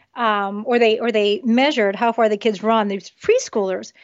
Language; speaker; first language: English; early bilingual, other home language; Japanese